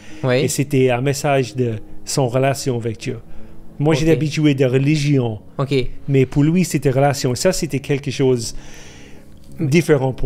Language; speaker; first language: French; non-native, fluent; English